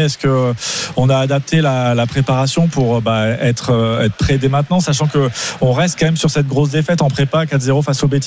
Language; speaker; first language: French; native; French